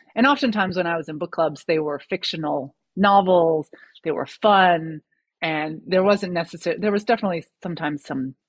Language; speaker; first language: English; native; English